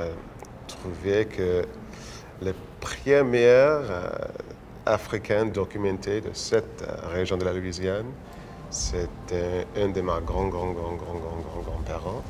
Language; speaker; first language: French; non-native, local second language; English